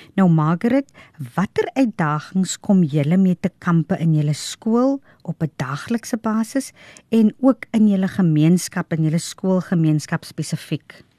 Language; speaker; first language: Afrikaans; native; Afrikaans